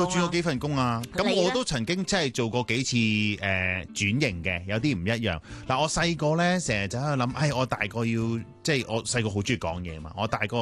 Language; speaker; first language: Cantonese; native; Cantonese